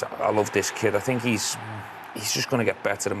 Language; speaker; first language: English; native; English